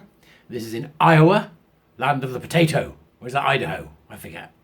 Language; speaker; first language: English; native; English